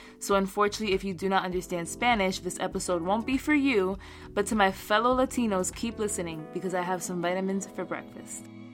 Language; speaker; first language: English; early bilingual, other home language; Spanish